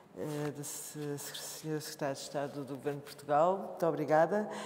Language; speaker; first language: English; non-native, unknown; Portuguese